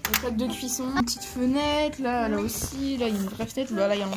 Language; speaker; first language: French; native; French